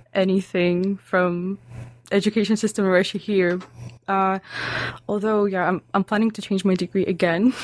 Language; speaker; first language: English; non-native, fluent; Lithuanian